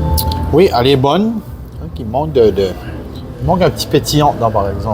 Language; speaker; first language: French; native; French